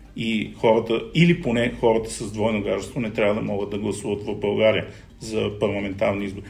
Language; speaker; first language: Bulgarian; native; Bulgarian